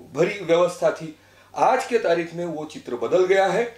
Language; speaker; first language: Hindi; non-native, local second language; Marathi